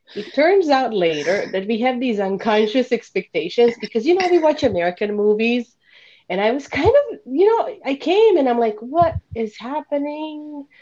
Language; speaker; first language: English; non-native, fluent; Bosnian